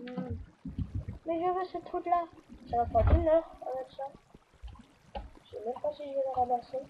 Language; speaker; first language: French; native; French